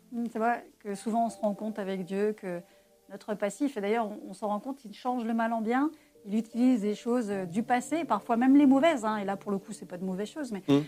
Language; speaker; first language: French; native; French